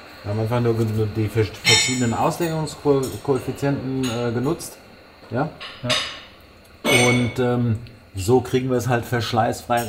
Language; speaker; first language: German; native; German